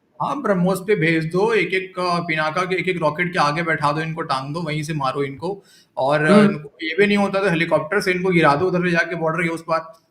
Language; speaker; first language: Hindi; native; Hindi